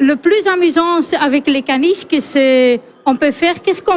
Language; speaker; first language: French; non-native, fluent; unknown